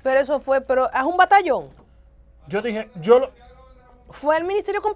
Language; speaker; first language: Spanish; native; Spanish